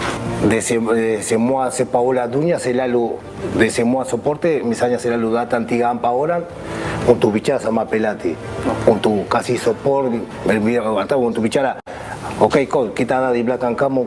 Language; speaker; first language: Indonesian; non-native, local second language; Spanish